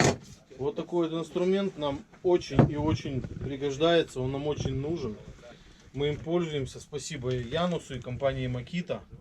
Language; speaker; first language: Russian; non-native, fluent; Estonian